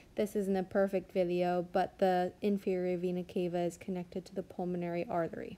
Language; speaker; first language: English; native; English